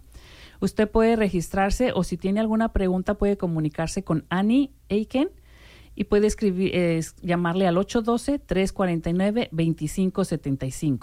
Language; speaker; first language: Spanish; native; Spanish